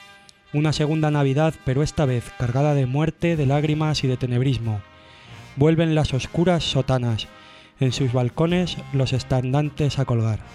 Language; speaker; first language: Spanish; native; Spanish